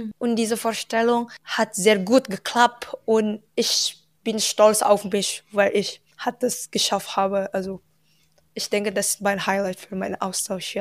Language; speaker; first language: German; non-native, learner; Indonesian